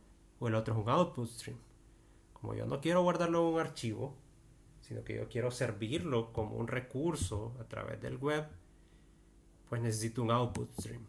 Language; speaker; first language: Spanish; native; Spanish